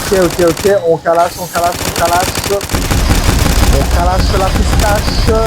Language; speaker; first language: French; native; French